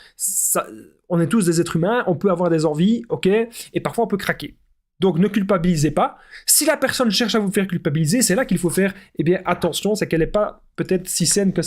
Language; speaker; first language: French; native; French